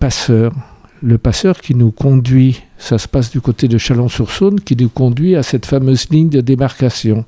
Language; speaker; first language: French; native; French